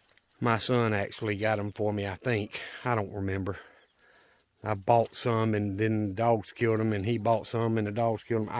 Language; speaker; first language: English; native; English